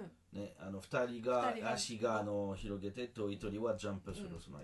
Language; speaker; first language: Japanese; non-native, learner; French